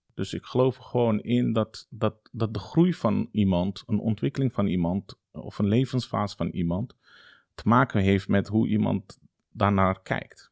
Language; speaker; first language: Dutch; early bilingual, other home language; Turkish